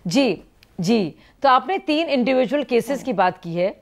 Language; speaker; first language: Hindi; native; Hindi